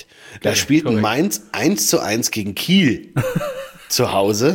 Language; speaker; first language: German; native; German